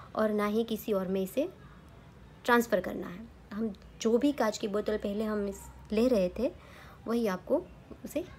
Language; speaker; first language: Hindi; non-native, local second language; Gujarati